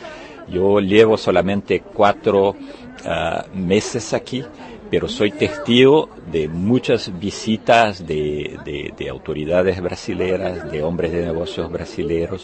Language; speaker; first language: Spanish; non-native, fluent; Portuguese